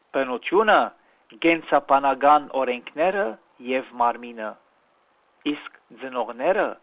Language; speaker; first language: Armenian; early bilingual, heritage; Armenian